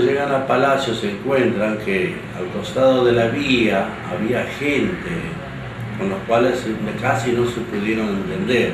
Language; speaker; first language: Spanish; native; Spanish